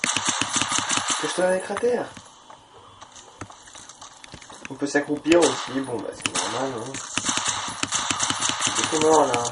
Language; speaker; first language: French; native; French